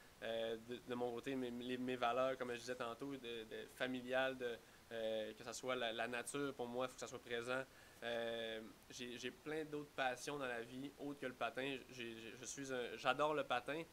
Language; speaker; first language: French; native; French